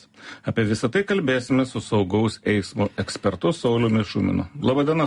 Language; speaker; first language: Lithuanian; native; Lithuanian